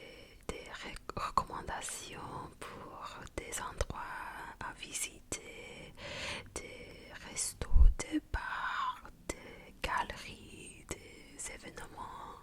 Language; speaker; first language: French; non-native, fluent; Japanese